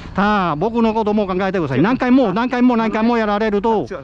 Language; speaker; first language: Japanese; non-native, fluent; Spanish